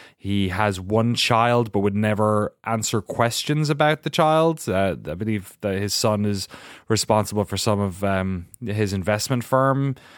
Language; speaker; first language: English; native; English